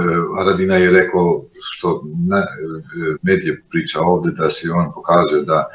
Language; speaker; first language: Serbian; non-native, local second language; Albanian